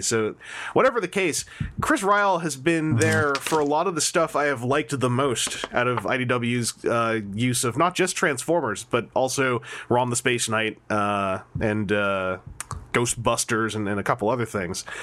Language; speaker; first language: English; native; English